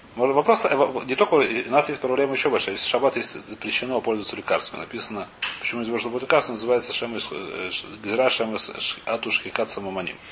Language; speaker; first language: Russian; early bilingual, heritage; Russian